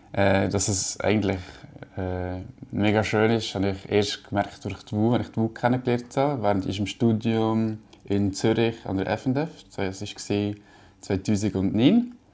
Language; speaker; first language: German; native; German